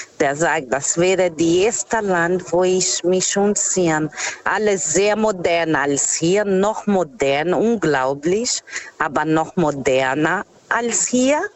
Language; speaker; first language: German; non-native, learner; Portuguese